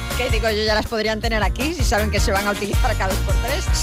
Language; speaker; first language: Spanish; native; Spanish